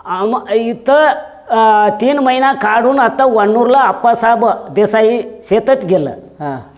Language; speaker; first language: Marathi; native; Marathi